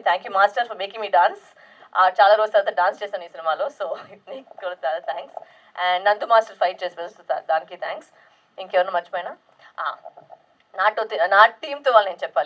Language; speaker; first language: Telugu; non-native, local second language; Tamil